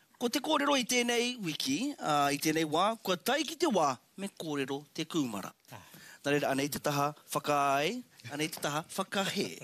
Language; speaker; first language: Māori; native; Māori